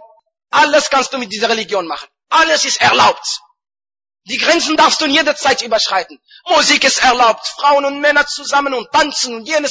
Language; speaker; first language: German; non-native, fluent; Arabic